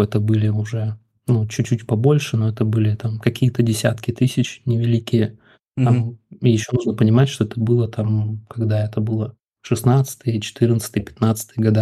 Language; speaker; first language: Russian; native; Russian